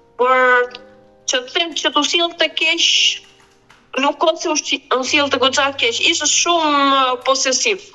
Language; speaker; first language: Albanian; early bilingual, heritage; Albanian